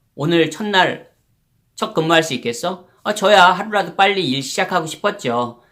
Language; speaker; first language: Korean; native; Korean